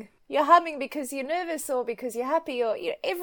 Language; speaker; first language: English; native; English